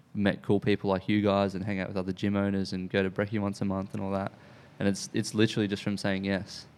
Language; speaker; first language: English; native; English